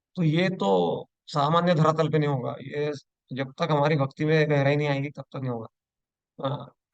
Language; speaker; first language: Hindi; non-native, local second language; Marathi